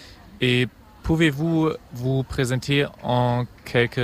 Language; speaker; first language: French; non-native, fluent; German